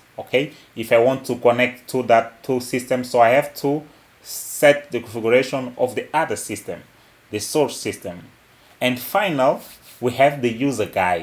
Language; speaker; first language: English; non-native, local second language; Portuguese